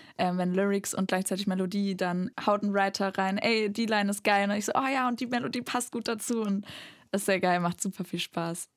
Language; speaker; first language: German; native; German